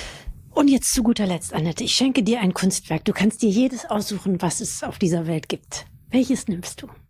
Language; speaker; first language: German; native; German